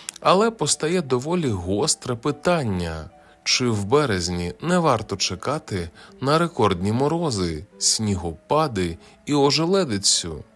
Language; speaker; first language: Ukrainian; native; Ukrainian